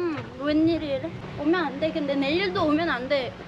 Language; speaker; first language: Korean; native; Korean